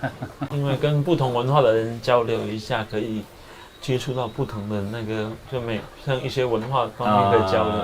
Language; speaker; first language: Chinese; native; Chinese